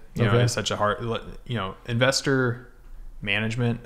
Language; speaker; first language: English; native; English